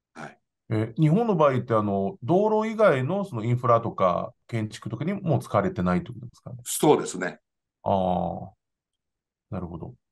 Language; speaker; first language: Japanese; non-native, fluent; Chinese